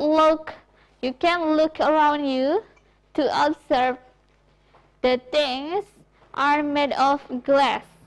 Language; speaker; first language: English; non-native, fluent; Indonesian